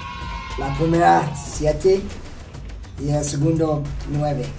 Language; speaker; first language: Spanish; non-native, learner; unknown